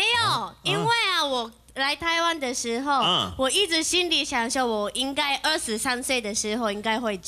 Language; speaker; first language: Chinese; non-native, fluent; Japanese